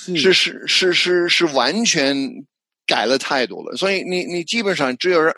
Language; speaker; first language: Chinese; non-native, fluent; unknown